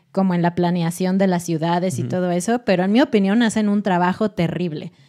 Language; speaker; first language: Spanish; native; Spanish